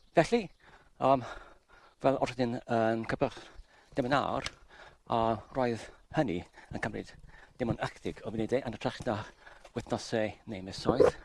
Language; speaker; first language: Welsh; non-native, learner; English